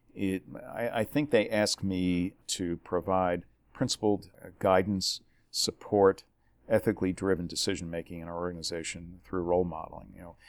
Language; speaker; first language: English; native; English